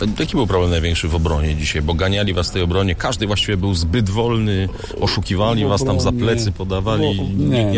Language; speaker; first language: Polish; native; Polish